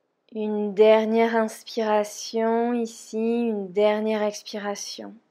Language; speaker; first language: French; native; French